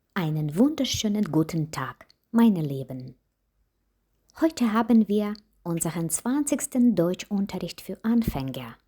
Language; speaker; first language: German; non-native, fluent; Ukrainian